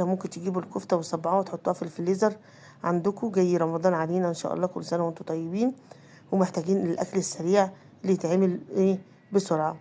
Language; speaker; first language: Arabic; native; Arabic